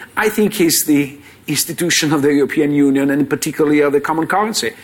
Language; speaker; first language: English; non-native, fluent; Italian